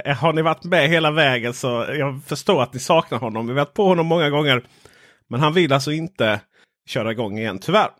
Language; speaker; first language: Swedish; native; Swedish